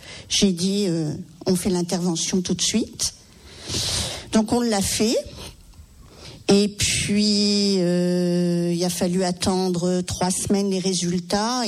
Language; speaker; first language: French; native; French